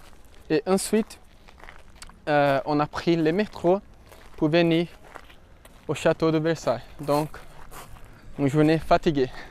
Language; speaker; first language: French; non-native, fluent; Portuguese